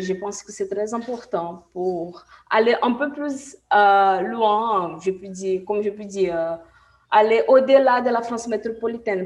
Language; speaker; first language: French; non-native, fluent; Portuguese